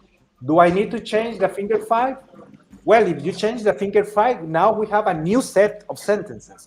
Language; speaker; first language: English; non-native, fluent; Spanish